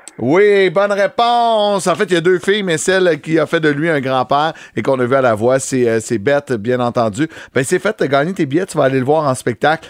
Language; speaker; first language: French; native; French